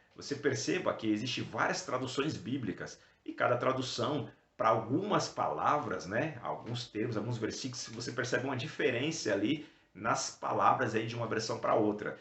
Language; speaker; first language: Portuguese; native; Portuguese